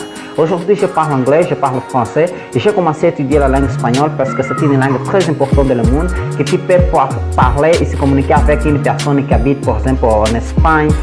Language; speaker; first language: French; non-native, learner; Portuguese